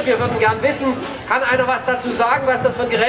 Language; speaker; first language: German; native; German